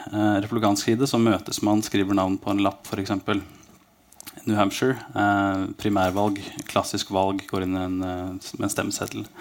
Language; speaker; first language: Norwegian; native; Norwegian